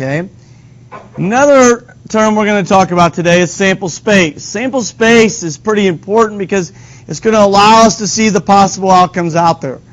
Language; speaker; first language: English; native; English